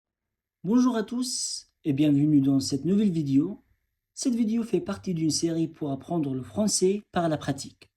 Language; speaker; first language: French; non-native, fluent; Arabic